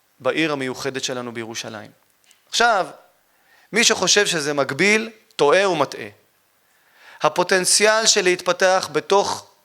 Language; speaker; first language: Hebrew; native; Hebrew